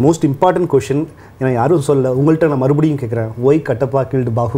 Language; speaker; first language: Tamil; native; Tamil